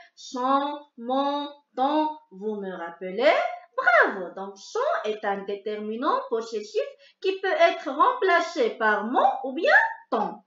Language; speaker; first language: French; non-native, local second language; Arabic